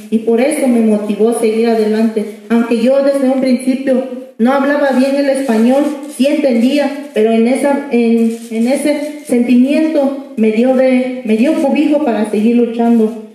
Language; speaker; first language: Spanish; non-native, fluent; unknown